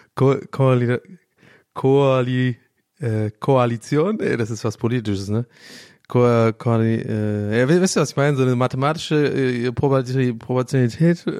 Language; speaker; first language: German; early bilingual, other home language; English